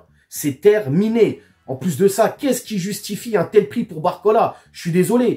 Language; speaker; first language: French; native; French